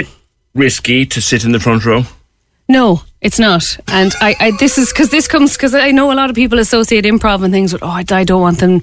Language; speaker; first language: English; native; English